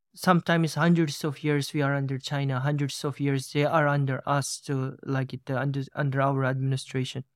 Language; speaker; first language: English; non-native, fluent; Uyghur